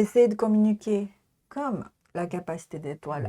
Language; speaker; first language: French; non-native, learner; Japanese